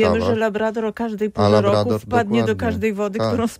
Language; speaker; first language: Polish; native; Polish